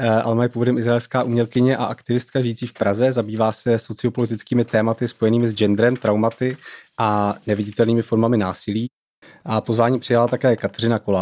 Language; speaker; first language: Czech; native; Czech